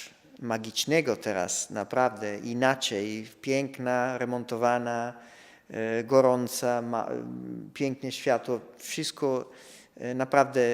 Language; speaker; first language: Polish; non-native, fluent; Italian